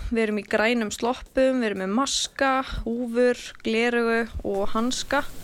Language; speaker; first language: Icelandic; native; Icelandic